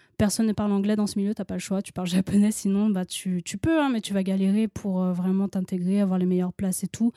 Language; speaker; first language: French; native; French